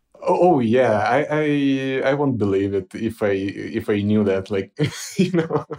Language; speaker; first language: English; non-native, fluent; Ukrainian